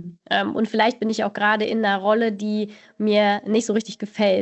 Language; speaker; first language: German; native; German